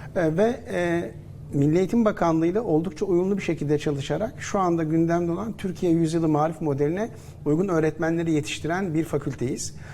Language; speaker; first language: Turkish; native; Turkish